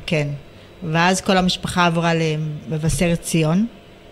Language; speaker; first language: Hebrew; early bilingual, other home language; Amharic